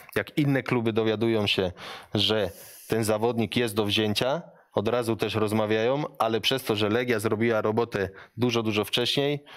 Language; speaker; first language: Polish; native; Polish